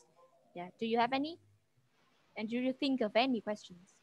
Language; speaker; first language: English; non-native, fluent; Vietnamese